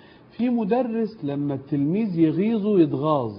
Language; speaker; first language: Arabic; native; Arabic